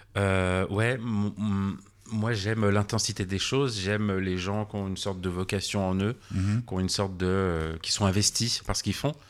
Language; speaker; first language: French; native; French